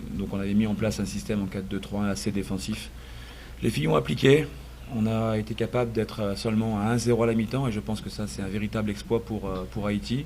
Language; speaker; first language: French; native; French